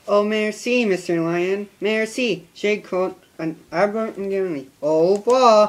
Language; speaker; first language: French; non-native, learner; English